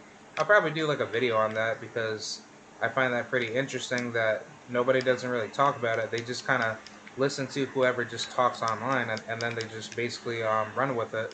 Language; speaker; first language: English; native; English